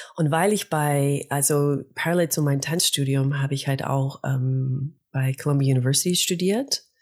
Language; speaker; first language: German; non-native, fluent; English